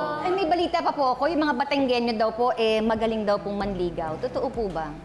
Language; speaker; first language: Filipino; native; Filipino